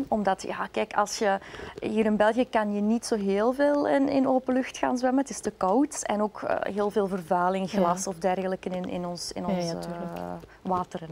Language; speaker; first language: Dutch; native; Dutch